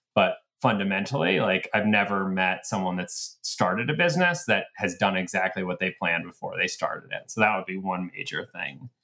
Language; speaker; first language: English; native; English